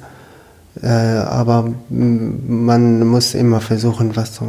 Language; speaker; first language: German; non-native, learner; Arabic